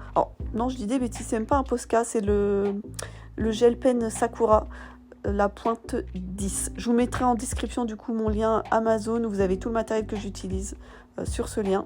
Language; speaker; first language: French; native; French